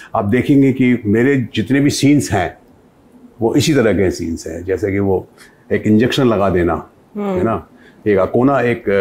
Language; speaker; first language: Hindi; native; Hindi